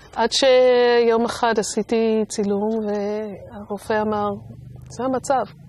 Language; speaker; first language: Hebrew; non-native, fluent; English